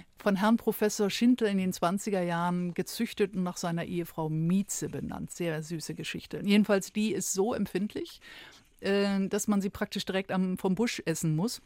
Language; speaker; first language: German; native; German